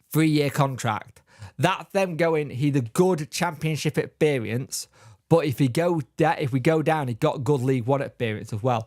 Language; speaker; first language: English; native; English